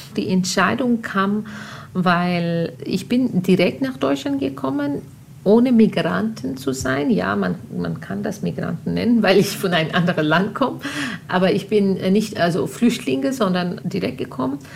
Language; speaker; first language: German; non-native, fluent; Urdu